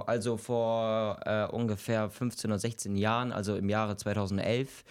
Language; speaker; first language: German; early bilingual, other home language; Arabic